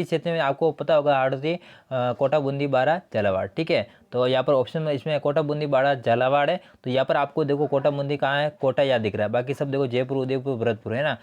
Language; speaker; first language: Hindi; native; Hindi